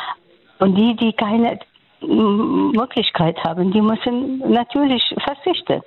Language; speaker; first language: German; non-native, fluent; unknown